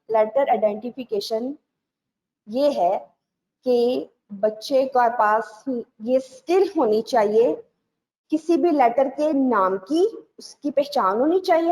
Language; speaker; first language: Urdu; native; Urdu